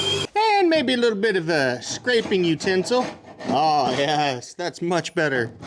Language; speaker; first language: English; native; English